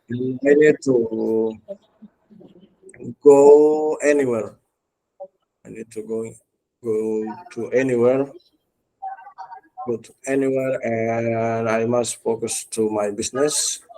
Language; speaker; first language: English; non-native, learner; Indonesian